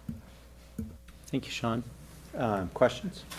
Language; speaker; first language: English; native; English